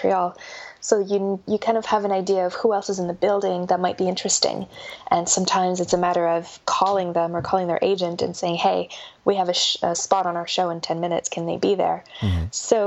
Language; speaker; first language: English; native; English